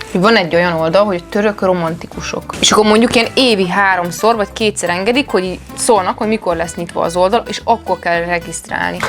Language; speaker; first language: Hungarian; native; Hungarian